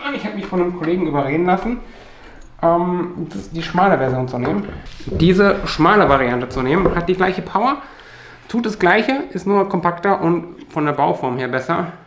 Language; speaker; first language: German; native; German